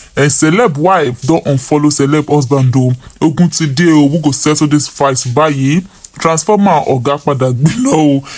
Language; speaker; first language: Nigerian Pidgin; non-native, local second language; Yoruba